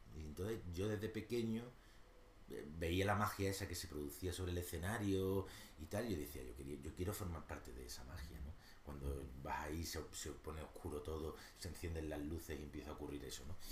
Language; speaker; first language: Spanish; native; Spanish